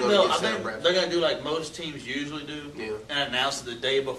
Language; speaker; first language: English; native; English